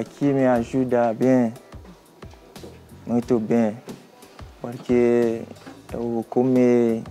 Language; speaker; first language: Portuguese; non-native, learner; Haitian Creole